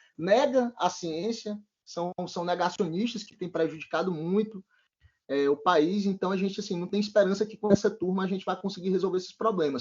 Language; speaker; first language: Portuguese; native; Portuguese